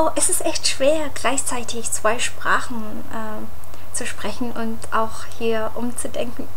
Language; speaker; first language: German; non-native, fluent; Mongolian